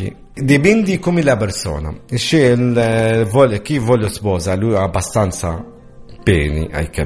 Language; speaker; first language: Italian; non-native, learner; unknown